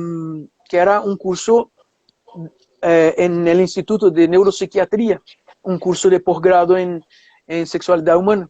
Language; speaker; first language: Spanish; non-native, fluent; Portuguese